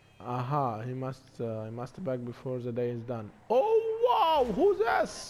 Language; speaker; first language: English; non-native, learner; Arabic